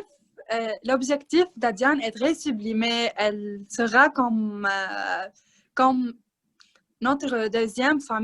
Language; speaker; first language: French; non-native, learner; Arabic